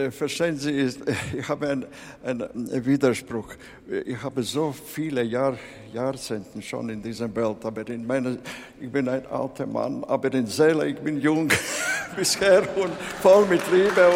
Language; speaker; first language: German; non-native, fluent; Latvian